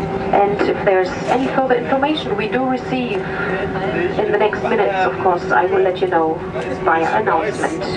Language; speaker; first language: English; non-native, fluent; German